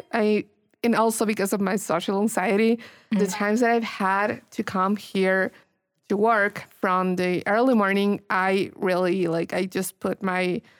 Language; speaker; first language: English; non-native, fluent; Spanish